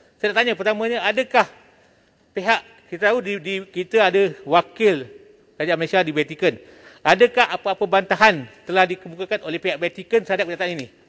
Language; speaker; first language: Malay; native; Malay